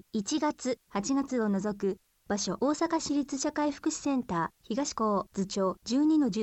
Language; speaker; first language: Japanese; native; Japanese